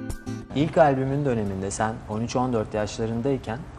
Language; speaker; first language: Turkish; native; Turkish